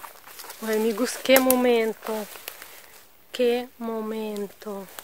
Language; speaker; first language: Spanish; non-native, fluent; Russian